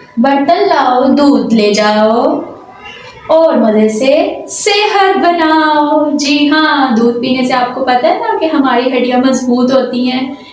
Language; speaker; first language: Urdu; non-native, local second language; Punjabi